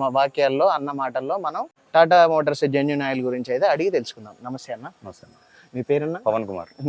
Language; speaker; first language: Telugu; native; Telugu